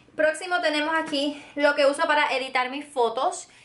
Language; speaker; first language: Spanish; native; Spanish